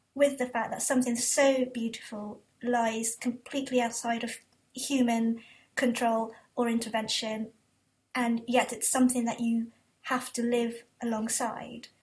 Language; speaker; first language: English; early bilingual, other home language; Japanese